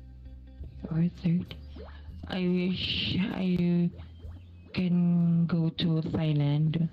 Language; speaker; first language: English; non-native, local second language; Filipino